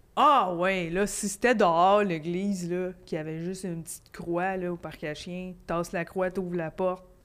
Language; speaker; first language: French; native; French